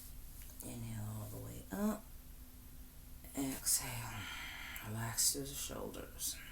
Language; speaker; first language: English; native; English